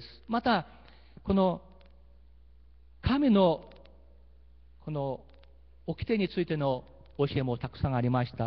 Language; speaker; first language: Japanese; early bilingual, heritage; Portuguese